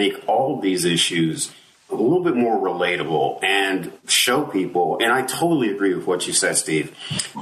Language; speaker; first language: English; native; English